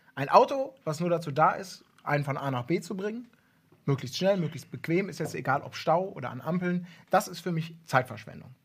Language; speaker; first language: German; native; German